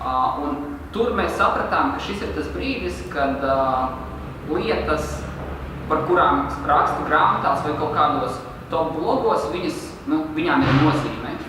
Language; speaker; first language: Latvian; native; Latvian